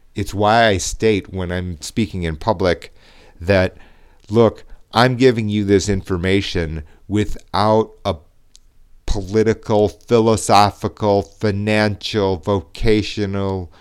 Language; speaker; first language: English; native; English